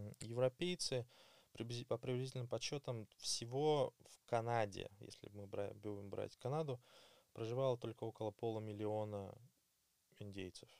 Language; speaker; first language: Russian; native; Russian